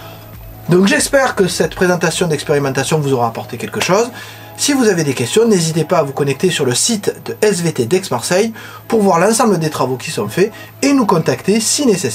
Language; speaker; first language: French; native; French